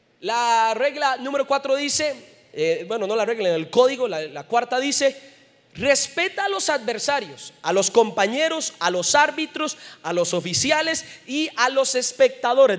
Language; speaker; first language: Spanish; native; Spanish